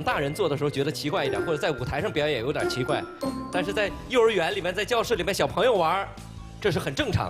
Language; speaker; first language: Chinese; native; Chinese